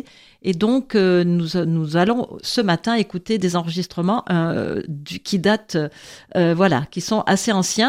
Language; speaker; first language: French; native; French